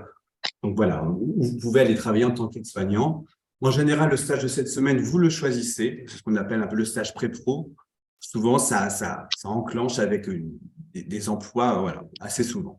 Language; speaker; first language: French; native; French